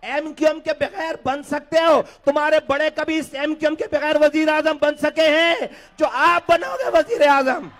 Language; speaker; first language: Urdu; native; Urdu